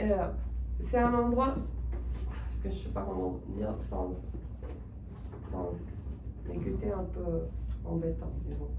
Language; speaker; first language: French; non-native, fluent; Spanish